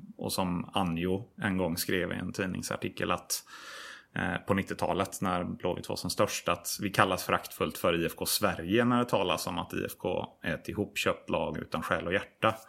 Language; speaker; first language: Swedish; native; Swedish